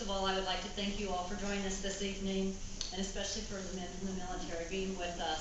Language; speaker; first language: English; native; English